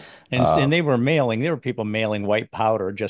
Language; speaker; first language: English; native; English